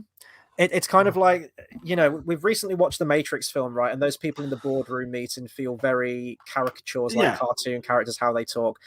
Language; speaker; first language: English; native; English